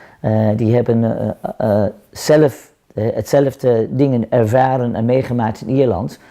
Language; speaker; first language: Dutch; non-native, fluent; English